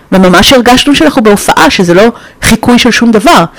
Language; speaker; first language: Hebrew; non-native, fluent; Romanian